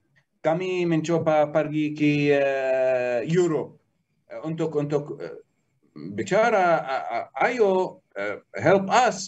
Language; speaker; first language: Indonesian; non-native, learner; Arabic